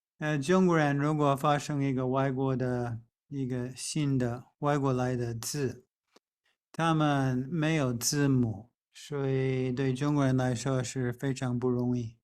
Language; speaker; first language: Chinese; non-native, fluent; English